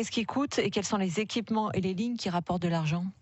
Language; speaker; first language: French; native; French